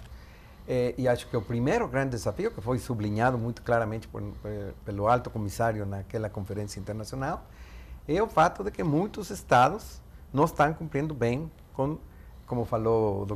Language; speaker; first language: Portuguese; non-native, fluent; Spanish